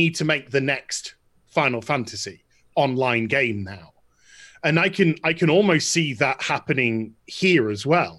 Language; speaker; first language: English; native; English